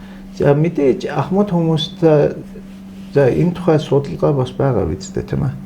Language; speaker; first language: Mongolian; non-native, fluent; Turkish